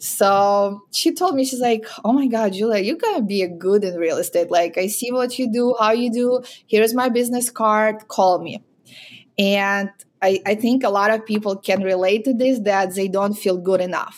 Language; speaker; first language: English; non-native, fluent; Ukrainian